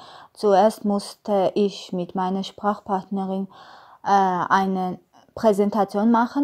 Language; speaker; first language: German; non-native, learner; Armenian